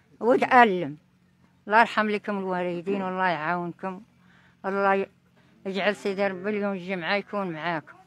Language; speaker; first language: Arabic; native; Arabic